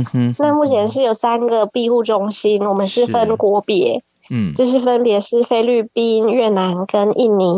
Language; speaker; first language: Chinese; native; Chinese